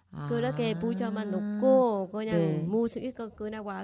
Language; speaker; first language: Korean; non-native, learner; Vietnamese